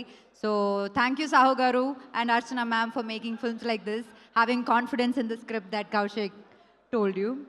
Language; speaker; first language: Telugu; non-native, local second language; Malayalam